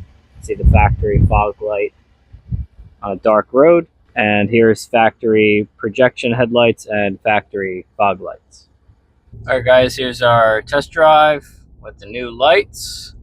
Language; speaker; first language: English; native; English